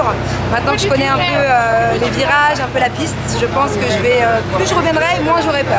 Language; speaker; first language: French; native; French